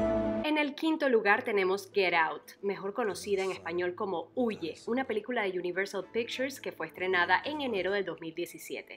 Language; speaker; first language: Spanish; native; Spanish